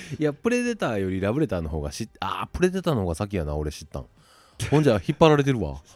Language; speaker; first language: Japanese; native; Japanese